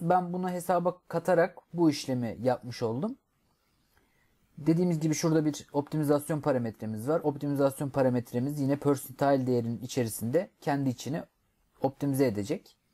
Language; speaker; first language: Turkish; native; Turkish